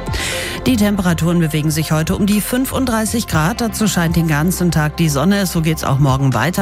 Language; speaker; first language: German; native; German